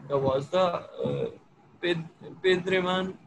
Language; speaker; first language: Persian; non-native, learner; Urdu